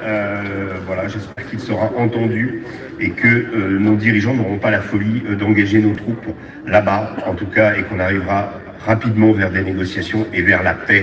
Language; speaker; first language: French; native; French